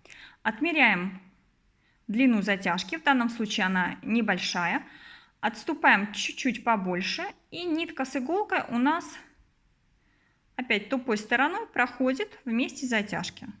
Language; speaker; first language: Russian; native; Russian